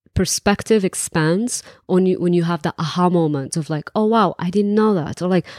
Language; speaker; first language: English; non-native, fluent; Arabic